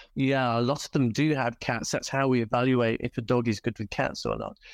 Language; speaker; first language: English; native; English